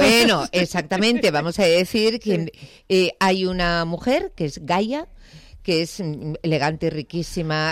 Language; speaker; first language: Spanish; native; Spanish